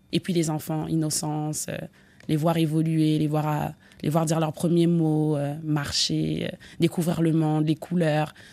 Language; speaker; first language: French; native; French